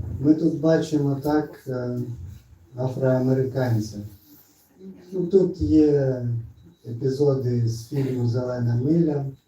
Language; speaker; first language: Ukrainian; non-native, local second language; Russian